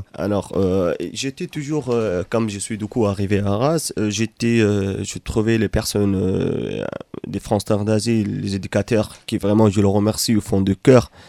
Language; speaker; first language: French; non-native, fluent; Arabic